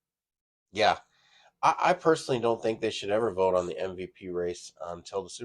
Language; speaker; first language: English; native; English